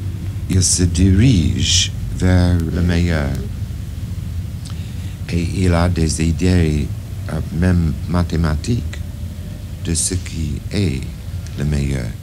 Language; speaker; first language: French; non-native, fluent; English